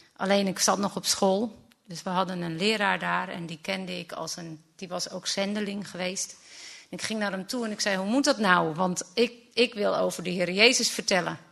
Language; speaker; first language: Dutch; native; Dutch